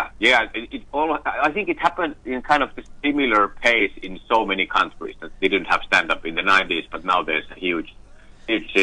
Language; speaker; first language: English; non-native, fluent; Finnish